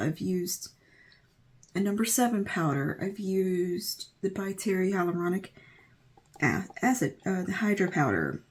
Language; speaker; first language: English; native; English